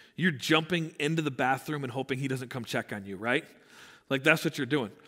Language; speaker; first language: English; native; English